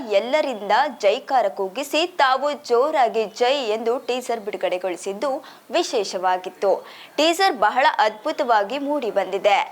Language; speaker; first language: Kannada; native; Kannada